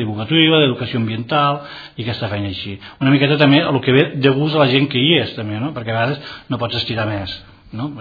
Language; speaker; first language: Catalan; non-native, local second language; Spanish